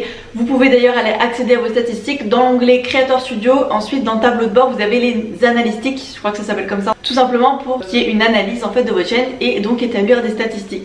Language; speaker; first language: French; native; French